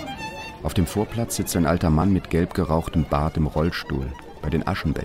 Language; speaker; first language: German; native; German